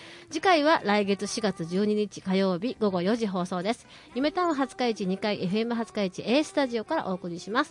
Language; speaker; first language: Japanese; native; Japanese